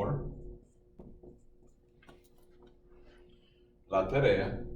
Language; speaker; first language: Spanish; non-native, fluent; English